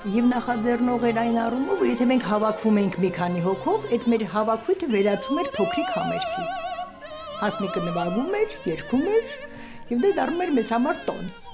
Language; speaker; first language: Armenian; native; Armenian